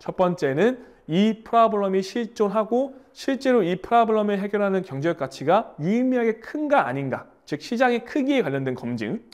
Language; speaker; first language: Korean; native; Korean